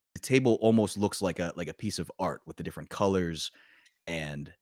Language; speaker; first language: English; early bilingual, other home language; Korean